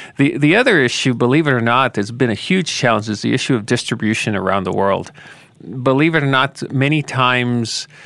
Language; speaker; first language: English; native; English